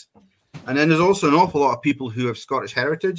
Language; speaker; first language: English; native; English